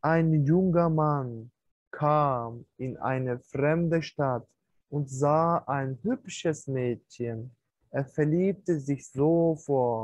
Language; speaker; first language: German; non-native, fluent; Turkish